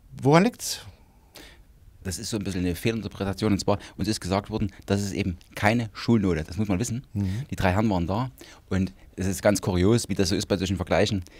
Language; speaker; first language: German; native; German